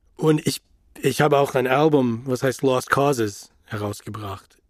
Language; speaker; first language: German; non-native, fluent; English